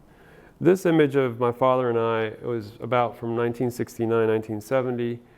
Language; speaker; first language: English; early bilingual, other home language; Spanish